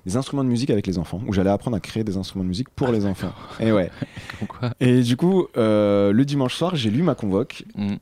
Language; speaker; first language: French; native; French